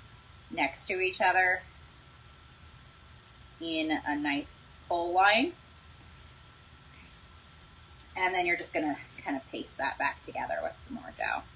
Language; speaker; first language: English; native; English